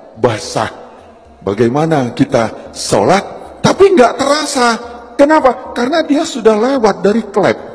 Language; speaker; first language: Indonesian; non-native, local second language; Javanese